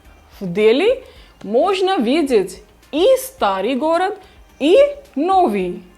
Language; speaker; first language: Russian; non-native, fluent; Hindi